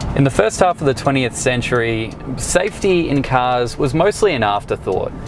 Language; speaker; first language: English; native; English